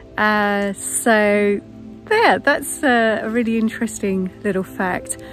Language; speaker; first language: English; native; English